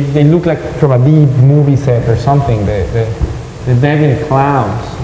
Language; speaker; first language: English; non-native, fluent; Spanish